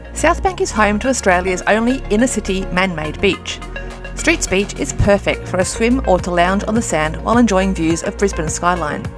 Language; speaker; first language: English; native; English